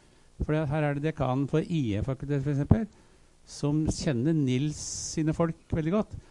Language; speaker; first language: Norwegian; native; Norwegian